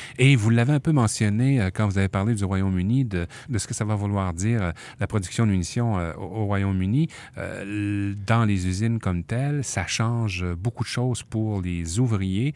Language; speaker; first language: French; native; French